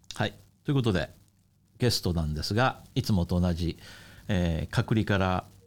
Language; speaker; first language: Japanese; native; Japanese